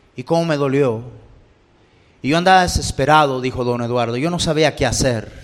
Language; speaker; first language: Spanish; early bilingual, heritage; Spanish